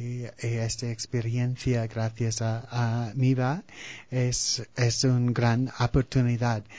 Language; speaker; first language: Spanish; non-native, fluent; English